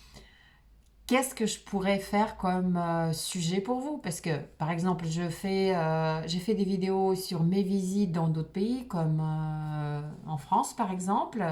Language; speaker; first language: French; non-native, fluent; Russian